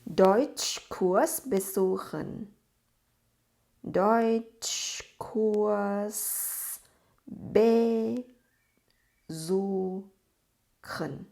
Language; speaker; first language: German; non-native, fluent; Thai